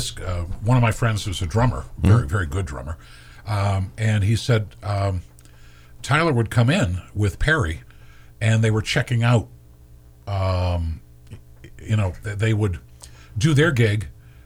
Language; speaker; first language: English; native; English